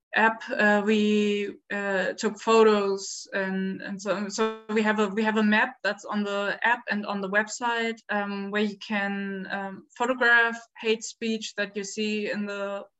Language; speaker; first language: English; non-native, fluent; German